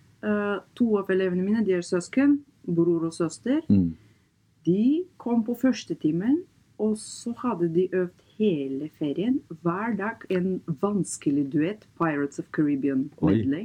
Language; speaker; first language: Norwegian; non-native, fluent; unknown